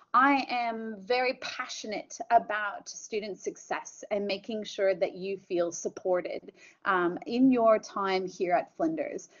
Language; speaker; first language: English; native; English